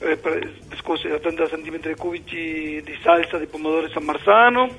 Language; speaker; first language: Italian; non-native, learner; Spanish